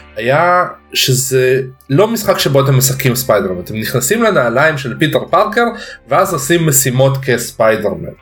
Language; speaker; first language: Hebrew; early bilingual, other home language; Russian